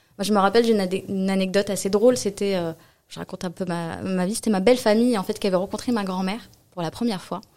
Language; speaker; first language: French; early bilingual, other home language; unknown